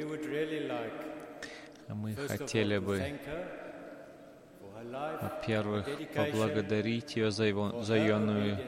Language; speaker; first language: Russian; non-native, fluent; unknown